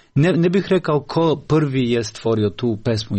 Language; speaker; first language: Croatian; non-native, fluent; Albanian